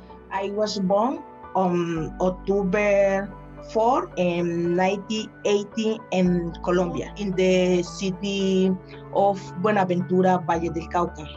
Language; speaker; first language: English; non-native, learner; Spanish